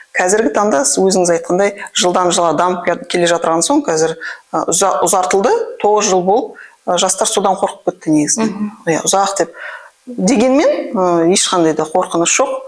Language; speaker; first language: Kazakh; non-native, local second language; Russian